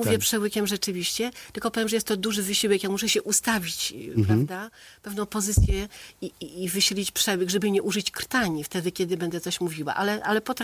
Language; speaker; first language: Polish; native; Polish